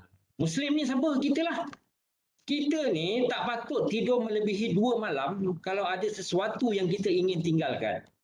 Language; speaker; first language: Malay; native; Malay